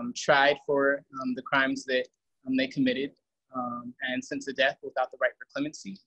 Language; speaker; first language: English; native; English